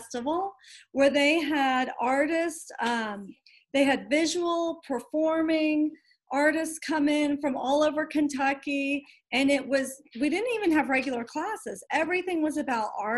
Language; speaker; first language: English; native; English